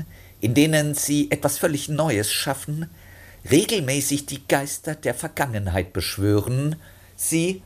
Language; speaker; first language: German; native; German